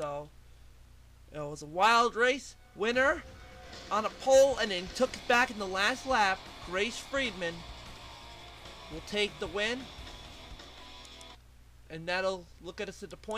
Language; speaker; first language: English; native; English